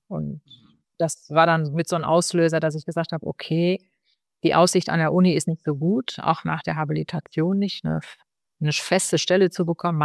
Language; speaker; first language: German; early bilingual, other home language; Arabic